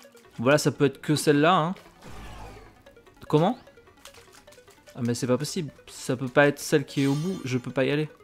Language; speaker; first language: French; native; French